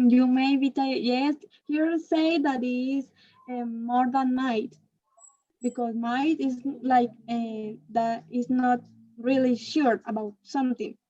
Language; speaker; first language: English; non-native, learner; Spanish